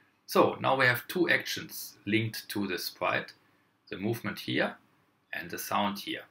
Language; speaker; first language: English; non-native, fluent; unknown